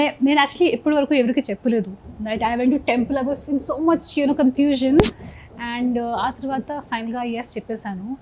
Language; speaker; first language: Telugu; non-native, local second language; Hindi